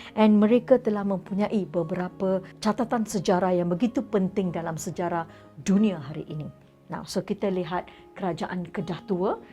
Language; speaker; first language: Malay; non-native, local second language; Tamil